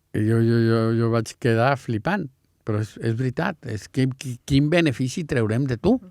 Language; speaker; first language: Catalan; non-native, fluent; Spanish